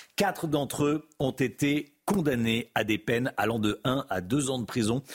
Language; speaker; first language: French; native; French